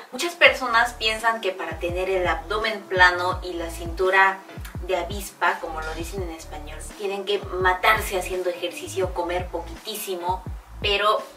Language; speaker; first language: Spanish; non-native, fluent; Korean